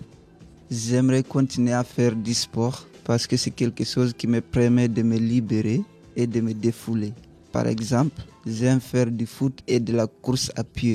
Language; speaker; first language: French; early bilingual, other home language; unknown